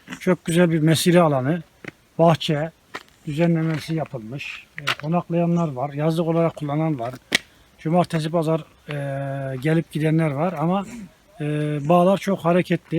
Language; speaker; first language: Turkish; native; Turkish